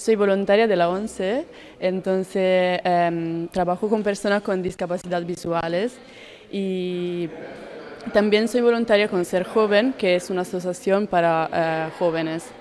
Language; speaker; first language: Spanish; non-native, learner; Italian